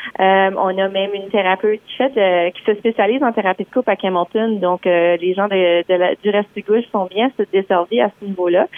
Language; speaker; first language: French; native; French